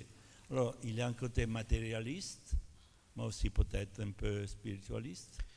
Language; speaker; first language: French; non-native, fluent; Italian